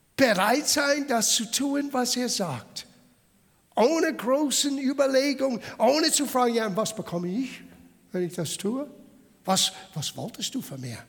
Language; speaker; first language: German; non-native, fluent; English